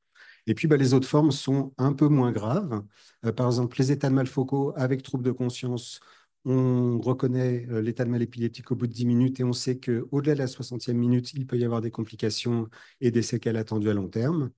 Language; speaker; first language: French; native; French